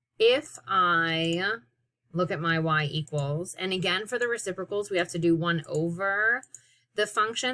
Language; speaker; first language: English; native; English